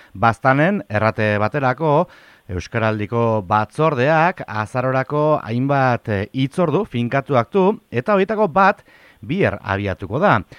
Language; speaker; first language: Basque; native; Basque